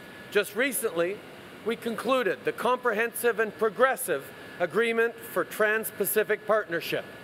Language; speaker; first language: English; early bilingual, other home language; French